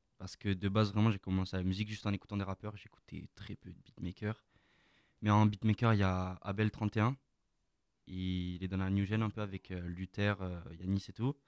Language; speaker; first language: French; native; French